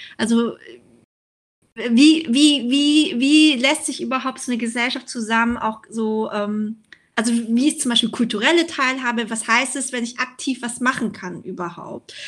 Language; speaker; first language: German; early bilingual, other home language; Vietnamese